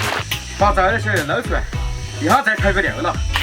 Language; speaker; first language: Chinese; native; Chinese